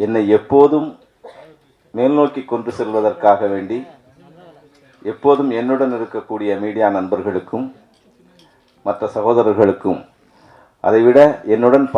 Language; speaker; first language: Tamil; native; Tamil